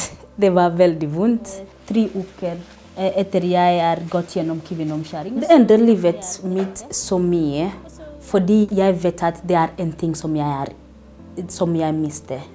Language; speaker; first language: Norwegian; non-native, learner; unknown